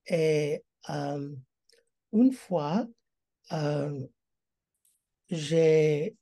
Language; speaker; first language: French; non-native, learner; English